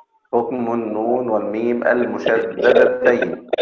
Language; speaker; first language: Arabic; native; Arabic